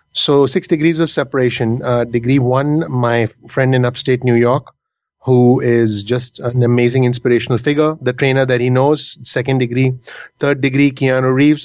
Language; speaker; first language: English; non-native, local second language; Hindi